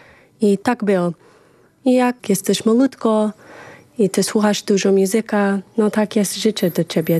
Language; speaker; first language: Polish; early bilingual, heritage; English